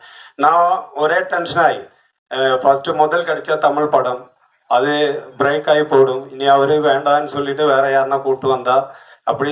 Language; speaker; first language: Tamil; non-native, learner; Malayalam